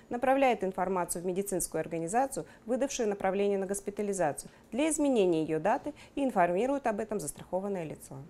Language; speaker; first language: Russian; native; Russian